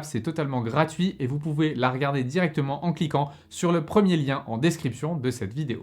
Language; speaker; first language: French; native; French